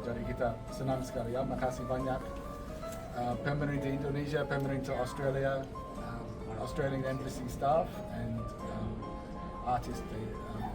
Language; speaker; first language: Indonesian; non-native, learner; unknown